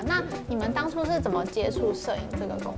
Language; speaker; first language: Chinese; native; Chinese